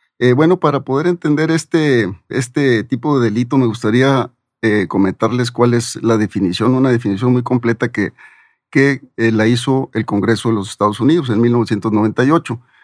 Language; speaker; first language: Spanish; native; Spanish